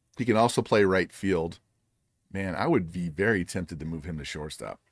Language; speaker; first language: English; native; English